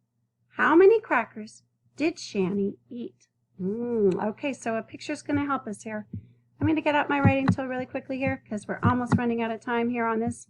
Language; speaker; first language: English; native; English